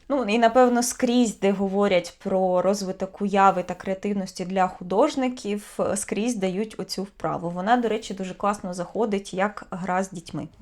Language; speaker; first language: Ukrainian; native; Ukrainian